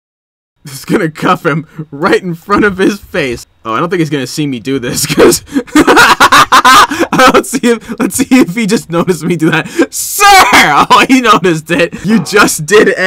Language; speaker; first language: English; native; English